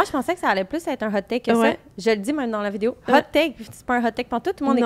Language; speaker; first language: French; native; French